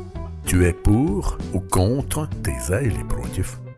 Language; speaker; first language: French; non-native, fluent; Russian